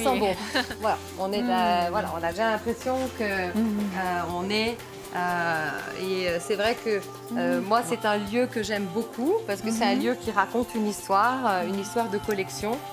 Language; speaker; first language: French; native; French